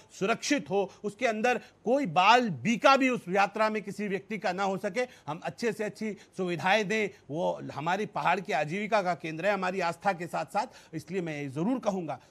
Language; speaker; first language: Hindi; native; Hindi